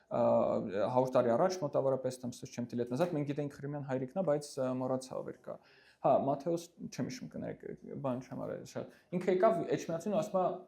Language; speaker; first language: Armenian; early bilingual, heritage; Armenian